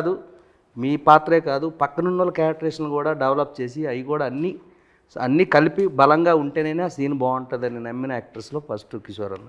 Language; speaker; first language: Telugu; native; Telugu